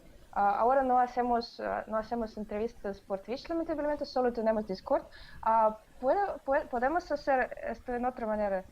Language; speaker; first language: Spanish; non-native, learner; Russian